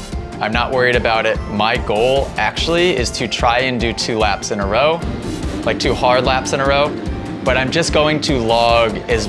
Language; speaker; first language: English; native; English